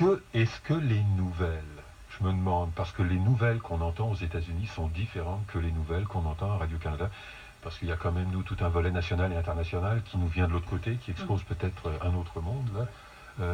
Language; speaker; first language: French; native; French